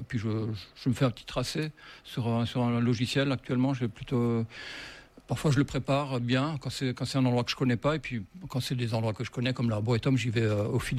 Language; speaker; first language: French; native; French